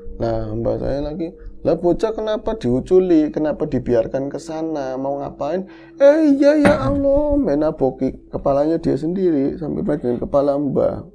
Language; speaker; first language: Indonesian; non-native, local second language; Javanese